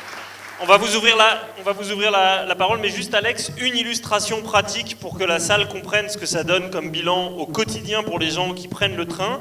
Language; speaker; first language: French; native; French